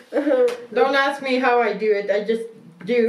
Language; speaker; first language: English; native; English